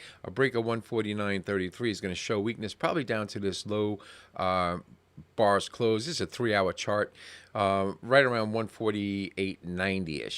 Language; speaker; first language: English; native; English